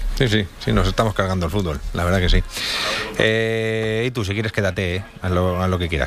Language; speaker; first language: Spanish; native; Spanish